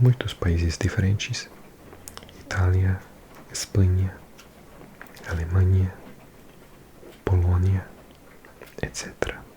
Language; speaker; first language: Portuguese; non-native, learner; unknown